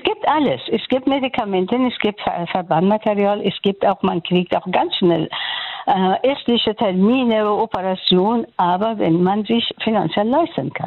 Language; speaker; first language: German; non-native, learner; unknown